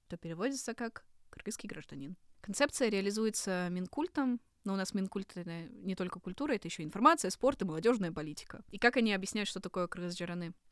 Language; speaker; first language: Russian; native; Russian